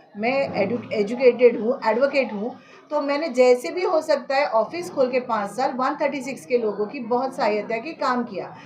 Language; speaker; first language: Hindi; non-native, local second language; Marathi